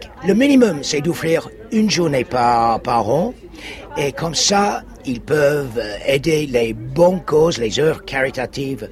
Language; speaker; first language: French; non-native, fluent; English